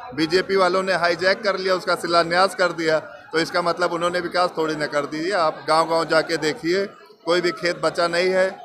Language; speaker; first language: Hindi; native; Hindi